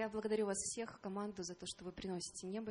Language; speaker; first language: Russian; native; Russian